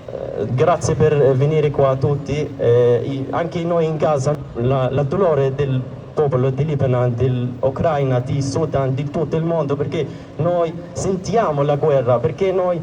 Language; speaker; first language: Italian; non-native, learner; Arabic